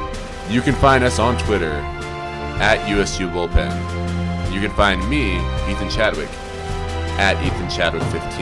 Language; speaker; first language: English; native; English